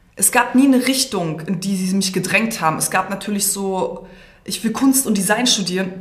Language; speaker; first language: German; early bilingual, other home language; Serbian